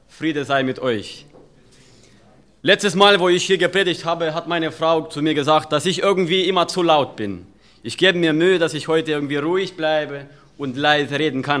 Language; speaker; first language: German; non-native, fluent; Romanian